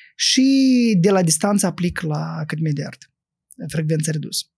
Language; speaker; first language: Romanian; native; Romanian